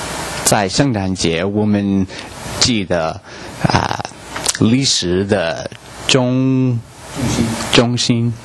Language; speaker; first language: Chinese; non-native, learner; English